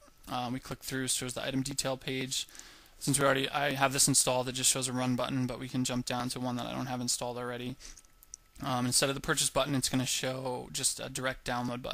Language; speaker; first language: English; native; English